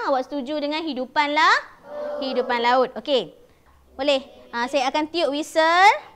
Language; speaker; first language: Malay; native; Malay